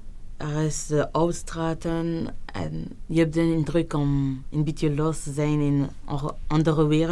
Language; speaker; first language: Dutch; non-native, local second language; French